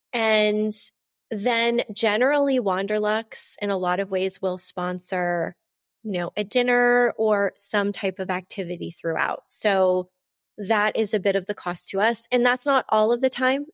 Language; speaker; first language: English; native; English